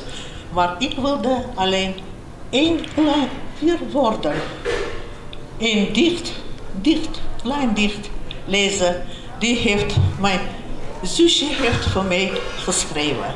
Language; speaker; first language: Dutch; non-native, fluent; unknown